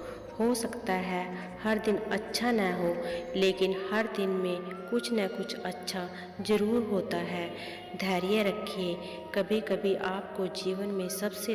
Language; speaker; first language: Hindi; native; Hindi